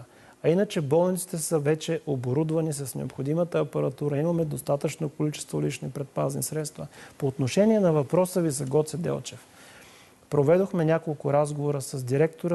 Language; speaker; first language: Bulgarian; native; Bulgarian